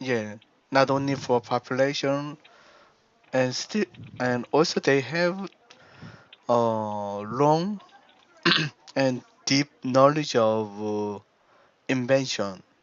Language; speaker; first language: English; non-native, learner; Korean